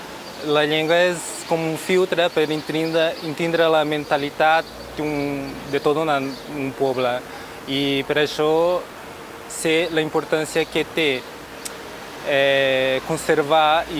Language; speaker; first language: Catalan; non-native, fluent; Japanese